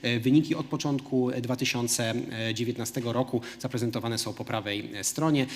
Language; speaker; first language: Polish; native; Polish